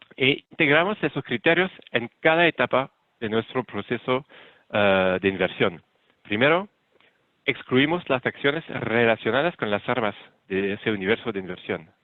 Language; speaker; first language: Spanish; non-native, fluent; French